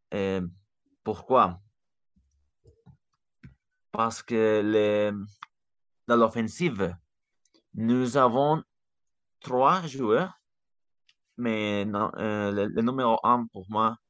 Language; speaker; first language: French; non-native, learner; Spanish